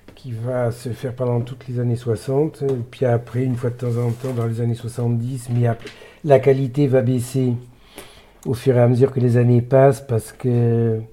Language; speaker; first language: French; native; French